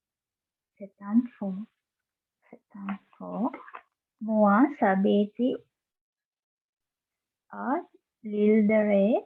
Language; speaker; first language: French; non-native, learner; Sinhala